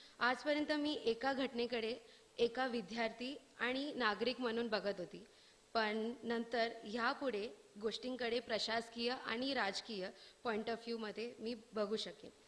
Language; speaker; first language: Marathi; non-native, local second language; Tamil